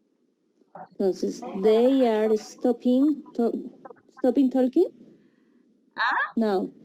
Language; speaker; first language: English; non-native, learner; Spanish